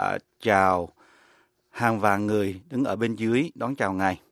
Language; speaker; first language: Vietnamese; native; Vietnamese